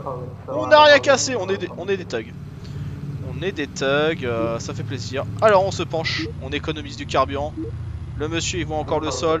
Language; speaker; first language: French; native; French